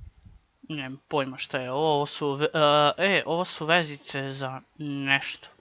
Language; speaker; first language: Croatian; native; Croatian